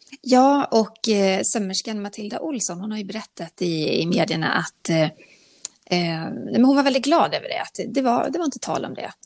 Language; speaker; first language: Swedish; native; Swedish